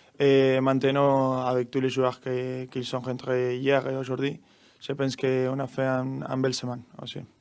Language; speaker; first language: French; non-native, learner; Spanish